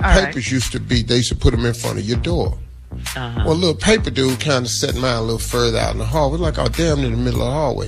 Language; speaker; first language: English; native; English